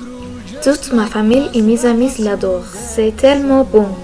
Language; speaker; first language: French; non-native, learner; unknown